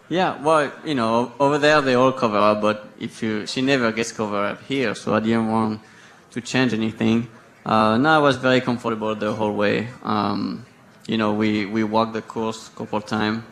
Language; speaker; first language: English; non-native, fluent; French